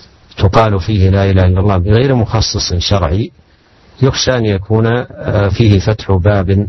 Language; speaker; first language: Arabic; native; Arabic